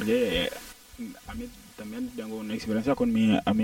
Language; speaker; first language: Spanish; non-native, learner; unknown